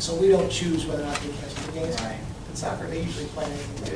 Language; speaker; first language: English; native; English